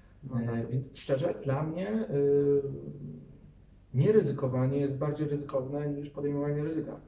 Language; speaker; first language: Polish; native; Polish